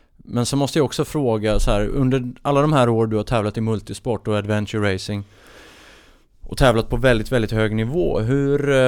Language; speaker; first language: Swedish; native; Swedish